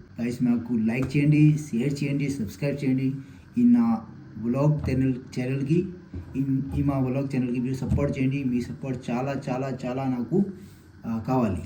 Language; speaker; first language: Telugu; non-native, learner; Hindi